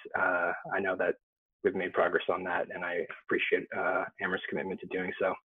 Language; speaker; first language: English; native; English